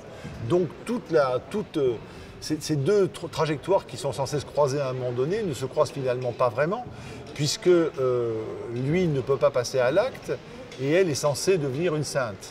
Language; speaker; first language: French; native; French